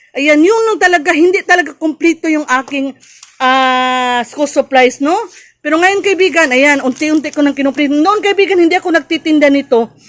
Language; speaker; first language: Filipino; non-native, local second language; Cebuano